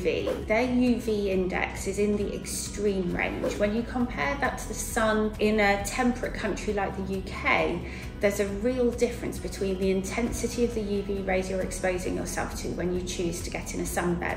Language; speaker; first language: English; native; English